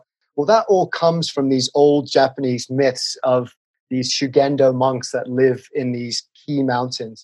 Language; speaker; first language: English; native; English